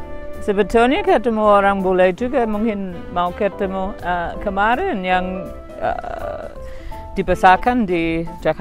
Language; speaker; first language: Indonesian; non-native, fluent; English